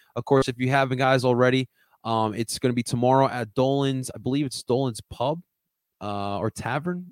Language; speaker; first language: English; early bilingual, other home language; Spanish